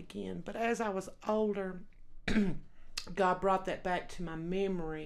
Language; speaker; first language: English; native; English